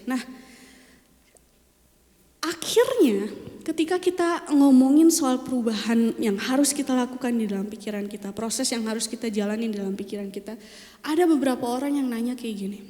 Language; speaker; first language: Indonesian; native; Indonesian